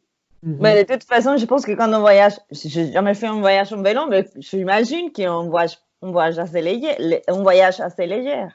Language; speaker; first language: French; non-native, fluent; Spanish